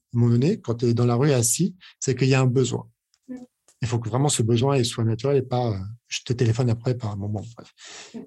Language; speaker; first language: French; native; French